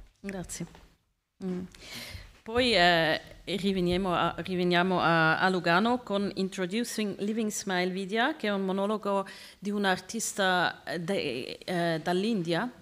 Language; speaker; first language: Italian; non-native, learner; Swiss German